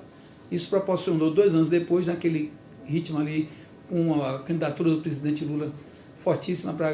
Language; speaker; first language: Portuguese; native; Portuguese